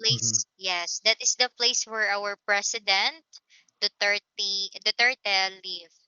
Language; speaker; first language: English; non-native, local second language; Filipino